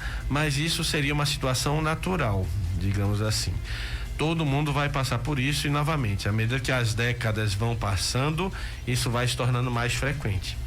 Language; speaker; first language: Portuguese; native; Portuguese